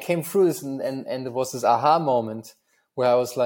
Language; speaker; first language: English; non-native, fluent; German